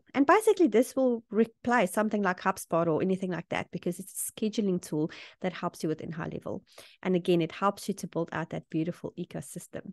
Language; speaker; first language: English; native; English